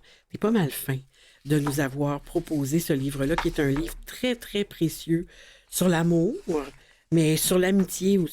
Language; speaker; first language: French; native; French